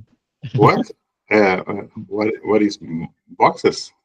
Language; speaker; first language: English; non-native, learner; Portuguese